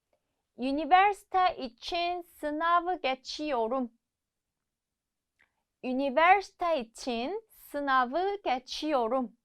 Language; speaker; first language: Turkish; non-native, fluent; Korean